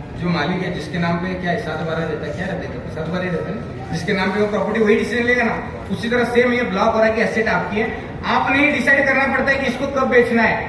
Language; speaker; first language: Hindi; non-native, local second language; Marathi